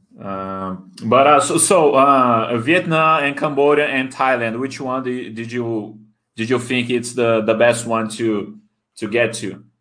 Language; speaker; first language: English; non-native, fluent; Portuguese